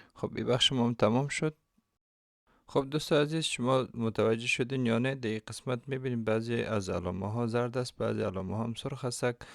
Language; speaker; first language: Persian; non-native, local second language; Turkmen